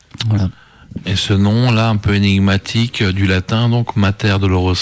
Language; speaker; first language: French; native; French